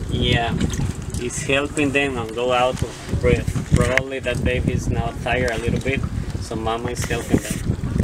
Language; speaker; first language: English; non-native, fluent; Spanish